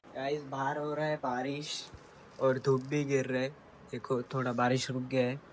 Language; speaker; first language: Hindi; non-native, local second language; Marathi